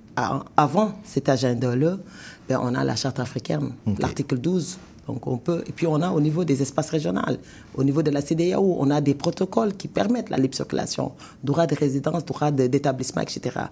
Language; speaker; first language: French; non-native, local second language; Wolof